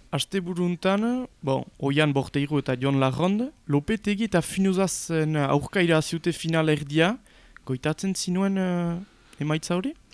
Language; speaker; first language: Basque; native; Basque